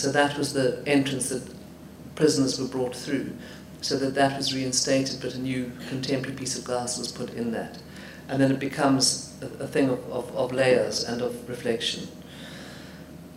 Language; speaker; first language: English; native; English